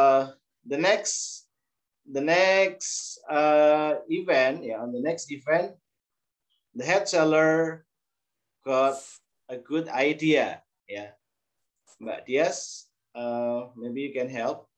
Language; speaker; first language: English; non-native, learner; Indonesian